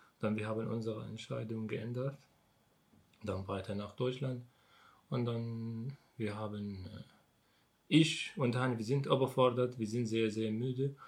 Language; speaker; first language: German; non-native, learner; Arabic